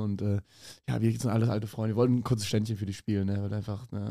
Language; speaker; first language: German; native; German